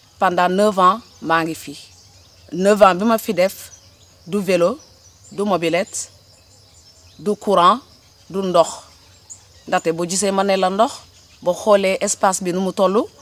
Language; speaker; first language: Wolof; non-native, local second language; Jola-Fonyi